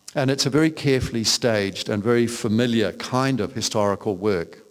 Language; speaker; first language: English; native; English